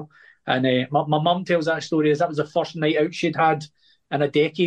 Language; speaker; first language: English; native; English